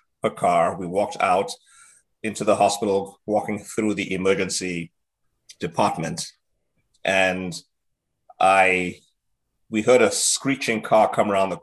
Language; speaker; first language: English; non-native, local second language; Yoruba